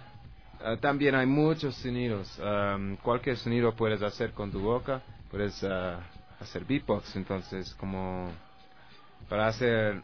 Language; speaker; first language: Spanish; non-native, learner; English